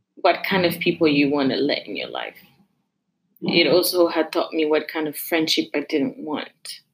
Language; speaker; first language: English; non-native, fluent; French